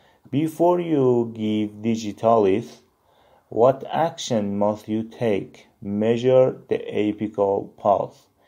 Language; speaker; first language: English; non-native, fluent; Persian